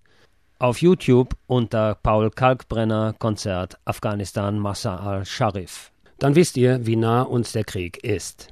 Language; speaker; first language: German; native; German